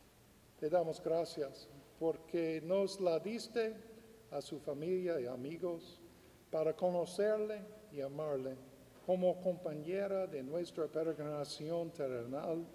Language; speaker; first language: Spanish; non-native, fluent; English